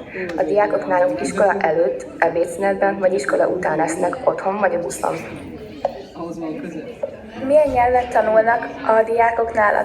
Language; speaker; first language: Hungarian; non-native, learner; French